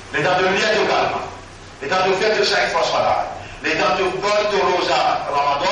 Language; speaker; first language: French; non-native, local second language; Morisyen